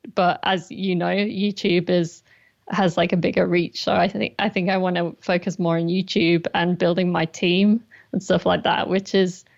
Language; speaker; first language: English; native; English